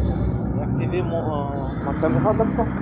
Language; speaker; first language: French; non-native, fluent; Arabic